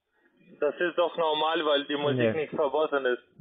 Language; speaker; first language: German; non-native, learner; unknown